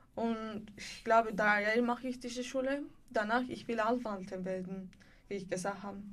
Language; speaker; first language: German; non-native, learner; Bulgarian